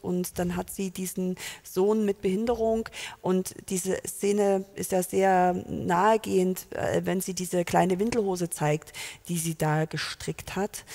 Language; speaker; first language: German; native; German